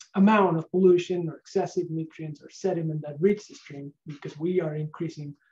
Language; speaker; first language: English; non-native, fluent; Spanish